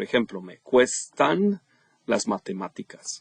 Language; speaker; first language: Spanish; non-native, fluent; English